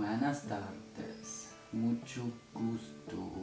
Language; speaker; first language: Spanish; non-native, learner; German